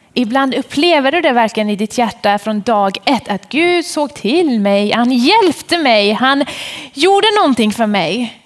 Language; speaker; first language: Swedish; non-native, fluent; Persian